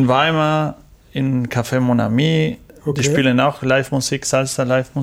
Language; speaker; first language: German; non-native, learner; Spanish